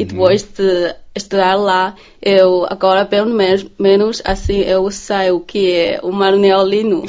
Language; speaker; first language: Portuguese; non-native, learner; Chinese